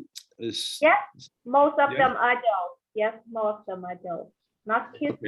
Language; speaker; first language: English; non-native, learner; Vietnamese